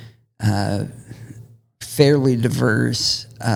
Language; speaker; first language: English; native; English